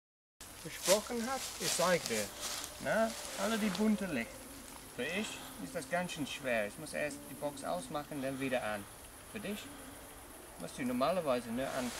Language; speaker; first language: German; non-native, learner; English